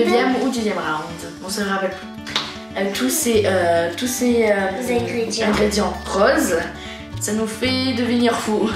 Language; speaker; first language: French; native; French